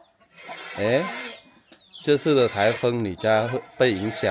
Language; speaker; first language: Chinese; non-native, learner; Vietnamese